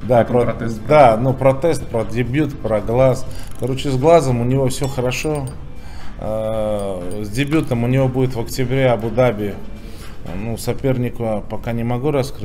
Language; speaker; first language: Russian; native; Russian